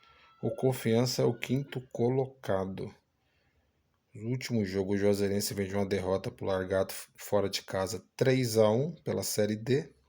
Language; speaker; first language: Portuguese; native; Portuguese